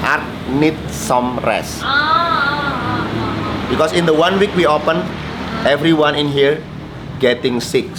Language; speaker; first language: English; non-native, learner; Indonesian